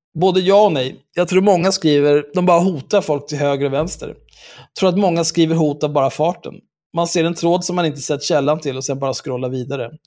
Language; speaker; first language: Swedish; native; Swedish